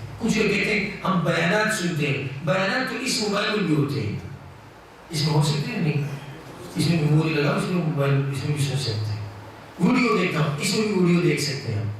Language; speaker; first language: Urdu; non-native, local second language; Pashto